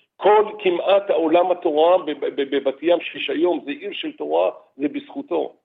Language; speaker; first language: Hebrew; early bilingual, other home language; Arabic